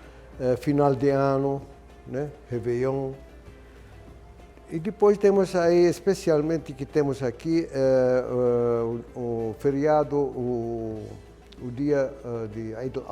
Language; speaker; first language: Portuguese; non-native, fluent; Arabic